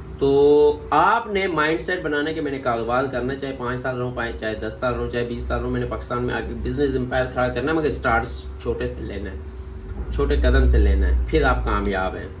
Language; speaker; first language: Urdu; non-native, local second language; Punjabi